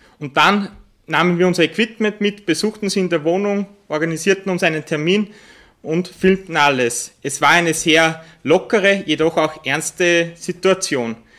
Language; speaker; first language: German; native; German